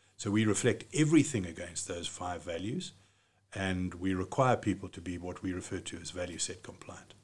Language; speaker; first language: English; native; English